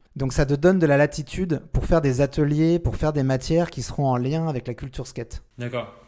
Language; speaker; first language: French; native; French